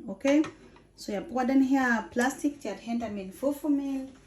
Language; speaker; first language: Danish; non-native, fluent; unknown